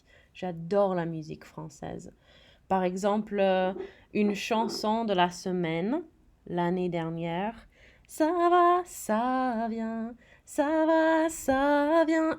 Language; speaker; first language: French; non-native, fluent; English